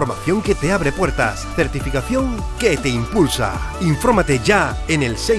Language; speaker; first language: Spanish; native; Spanish